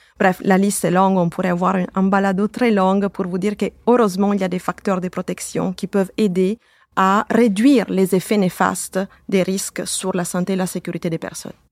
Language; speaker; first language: French; native; French